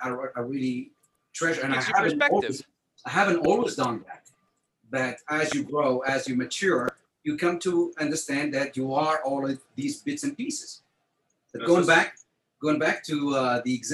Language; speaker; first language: English; non-native, fluent; French